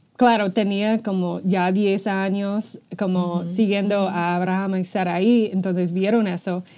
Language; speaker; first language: Spanish; non-native, fluent; English